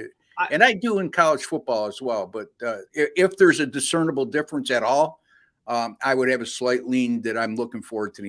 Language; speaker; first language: English; native; English